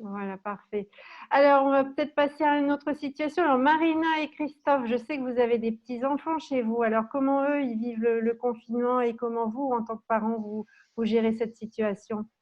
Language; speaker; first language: French; native; French